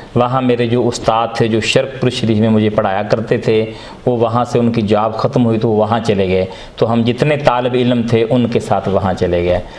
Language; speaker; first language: Urdu; non-native, local second language; Punjabi